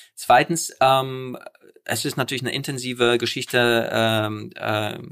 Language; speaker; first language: German; early bilingual, other home language; Polish